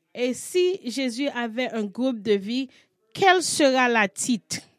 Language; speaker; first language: French; non-native, learner; English